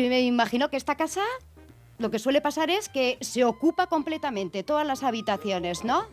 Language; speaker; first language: Spanish; native; Spanish